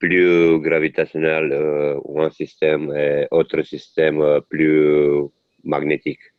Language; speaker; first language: French; non-native, learner; Italian